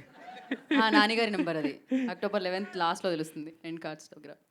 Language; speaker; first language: Telugu; native; Telugu